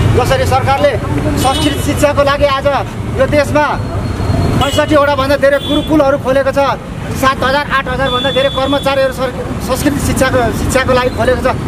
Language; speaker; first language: Nepali; non-native, local second language; Limbu